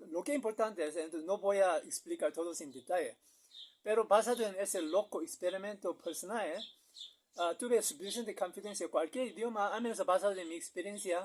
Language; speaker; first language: Spanish; non-native, learner; Korean